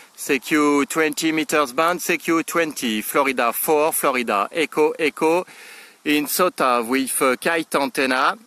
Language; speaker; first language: English; non-native, learner; French